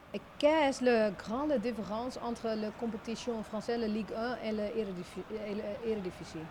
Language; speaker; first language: French; non-native, learner; Dutch